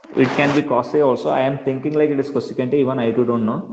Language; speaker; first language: English; non-native, local second language; Kannada